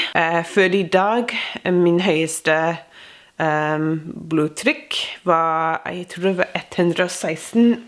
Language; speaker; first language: Norwegian; non-native, fluent; English